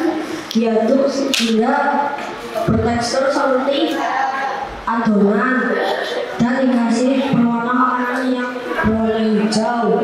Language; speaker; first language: Indonesian; native; Indonesian